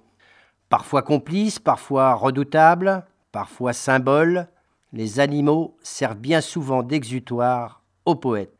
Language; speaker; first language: French; native; French